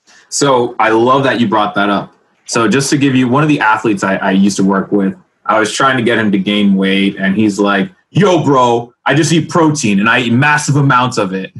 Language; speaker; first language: English; early bilingual, other home language; Spanish